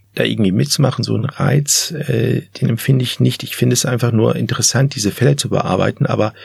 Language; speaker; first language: German; native; German